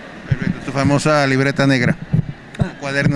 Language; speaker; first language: Spanish; native; Spanish